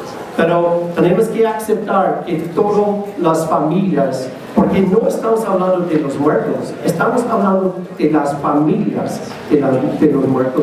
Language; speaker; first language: Spanish; non-native, learner; English